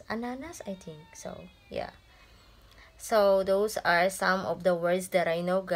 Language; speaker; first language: English; non-native, local second language; Filipino